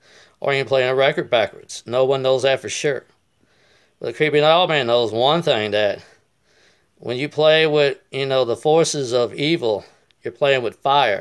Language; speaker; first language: English; native; English